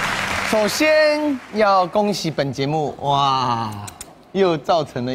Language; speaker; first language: Chinese; native; Chinese